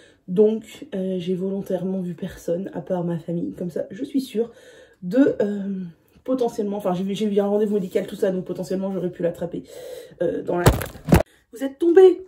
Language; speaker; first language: French; native; French